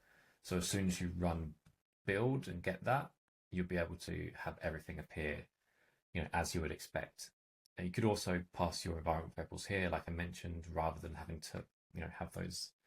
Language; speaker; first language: English; native; English